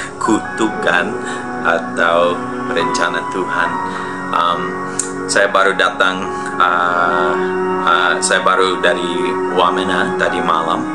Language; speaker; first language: Indonesian; non-native, fluent; English